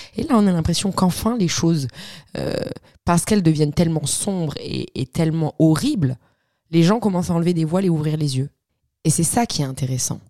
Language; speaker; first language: French; early bilingual, other home language; Arabic